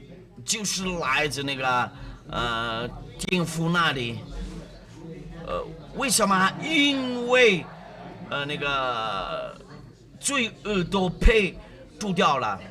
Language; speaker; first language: Chinese; non-native, learner; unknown